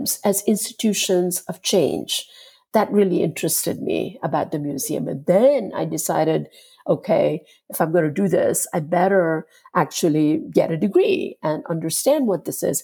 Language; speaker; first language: English; non-native, local second language; Gujarati